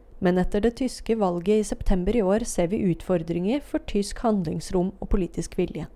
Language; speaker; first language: Norwegian; native; Norwegian